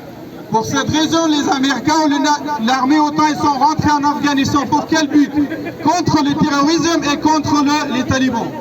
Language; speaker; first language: French; non-native, fluent; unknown